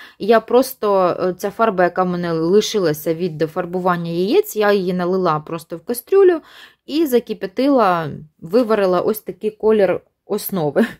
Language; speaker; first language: Ukrainian; non-native, local second language; Russian